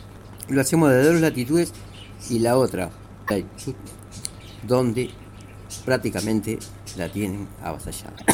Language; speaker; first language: Spanish; native; Spanish